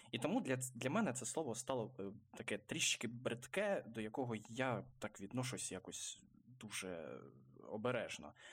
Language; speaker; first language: Ukrainian; non-native, local second language; Russian